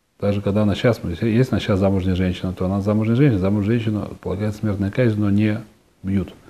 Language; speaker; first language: Russian; early bilingual, heritage; Russian